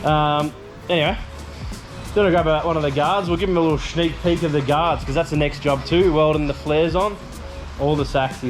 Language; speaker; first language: English; native; English